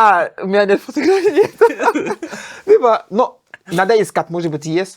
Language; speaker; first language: Russian; non-native, fluent; French